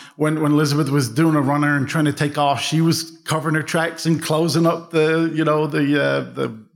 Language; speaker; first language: English; native; English